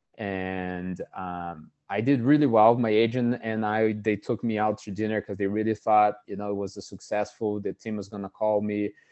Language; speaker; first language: English; non-native, fluent; Portuguese